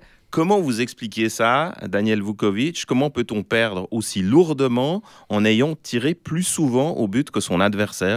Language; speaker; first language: French; native; French